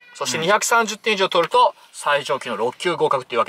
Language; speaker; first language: Japanese; native; Japanese